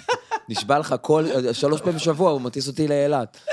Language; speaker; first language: Hebrew; native; Hebrew